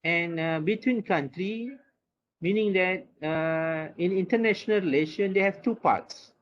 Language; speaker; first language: English; non-native, local second language; Malay